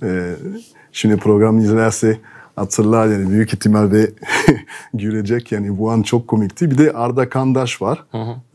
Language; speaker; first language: Turkish; non-native, fluent; French